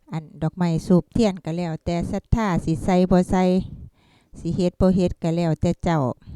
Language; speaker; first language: Thai; native; Thai